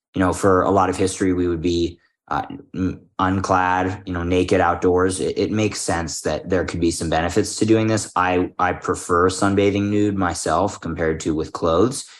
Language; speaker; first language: English; native; English